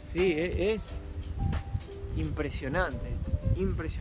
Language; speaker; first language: Spanish; native; Spanish